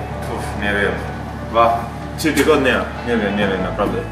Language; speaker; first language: Polish; non-native, learner; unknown